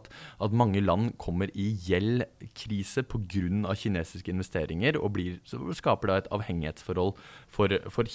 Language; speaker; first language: Norwegian; native; Norwegian